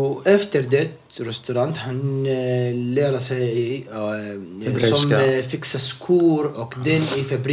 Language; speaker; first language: Swedish; non-native, local second language; Arabic